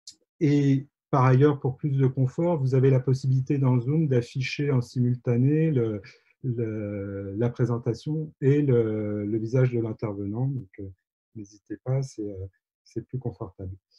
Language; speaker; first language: French; native; French